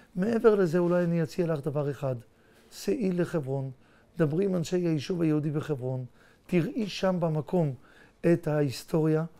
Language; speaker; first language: Hebrew; native; Hebrew